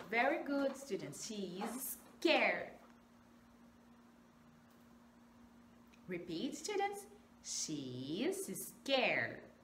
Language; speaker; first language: English; non-native, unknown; Portuguese